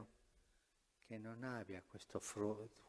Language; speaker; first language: Italian; non-native, fluent; Spanish